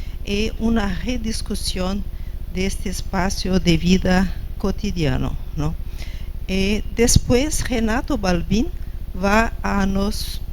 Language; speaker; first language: Spanish; non-native, fluent; Portuguese